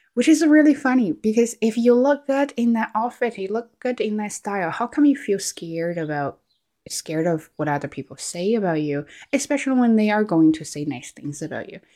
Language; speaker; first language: English; non-native, fluent; Chinese